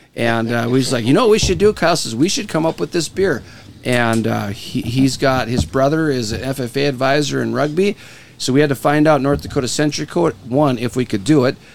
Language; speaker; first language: English; native; English